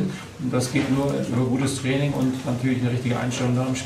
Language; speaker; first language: German; native; German